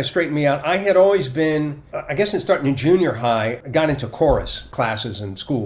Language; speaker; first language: English; native; English